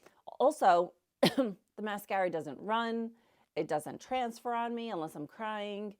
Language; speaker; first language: English; native; English